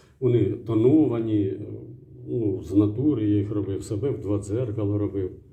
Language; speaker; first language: Ukrainian; native; Ukrainian